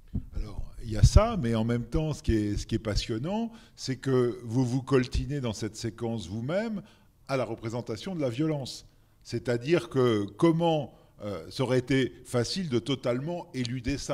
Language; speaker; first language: French; native; French